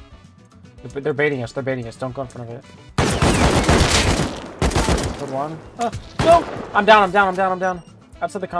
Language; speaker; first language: English; native; English